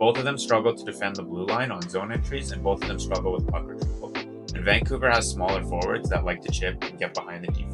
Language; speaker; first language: English; native; English